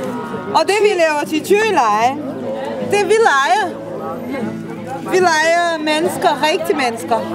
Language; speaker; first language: Danish; non-native, fluent; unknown